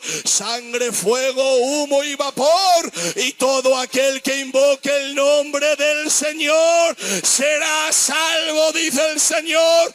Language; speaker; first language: Spanish; native; Spanish